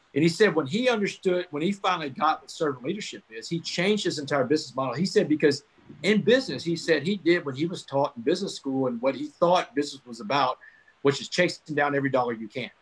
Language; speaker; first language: English; native; English